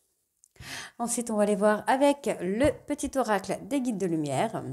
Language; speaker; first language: French; native; French